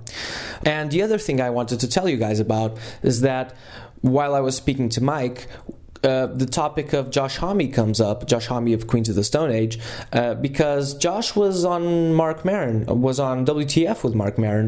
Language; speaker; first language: English; non-native, fluent; Portuguese